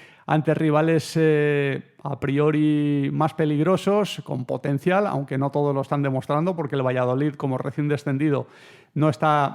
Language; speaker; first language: Spanish; native; Spanish